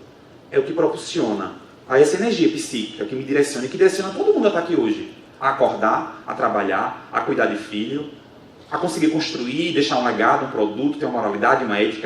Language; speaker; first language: Portuguese; native; Portuguese